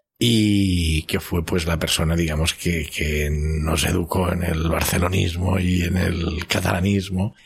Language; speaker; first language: Spanish; non-native, local second language; Catalan